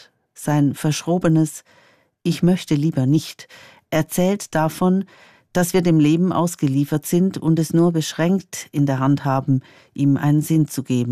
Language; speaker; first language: German; native; German